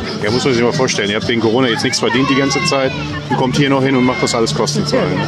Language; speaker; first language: German; native; German